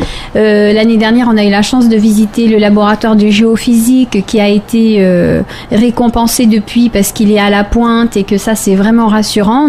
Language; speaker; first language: French; native; French